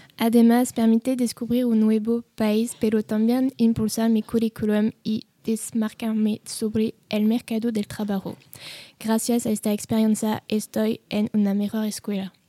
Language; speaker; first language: Spanish; non-native, learner; French